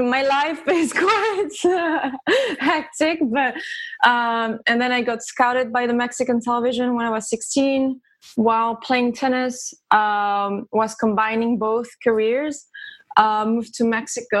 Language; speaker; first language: English; early bilingual, other home language; French